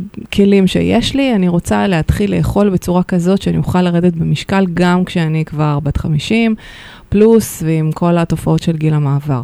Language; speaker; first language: Hebrew; native; Hebrew